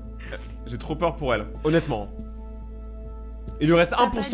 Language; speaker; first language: French; native; French